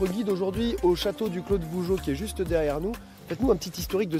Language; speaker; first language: French; native; French